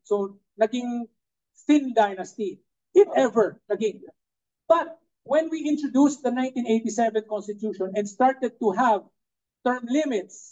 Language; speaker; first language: English; non-native, local second language; Cebuano